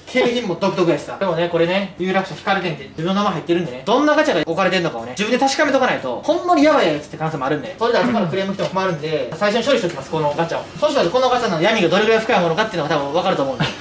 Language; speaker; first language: Japanese; native; Japanese